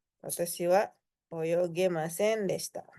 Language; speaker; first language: Japanese; non-native, fluent; Indonesian